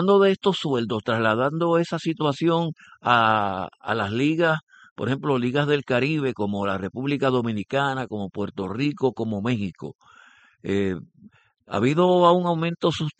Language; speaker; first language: Spanish; native; Spanish